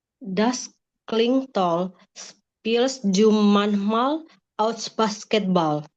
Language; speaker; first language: German; non-native, learner; Indonesian